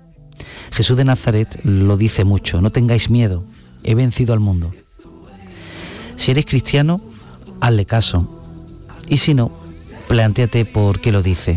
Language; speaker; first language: Spanish; native; Spanish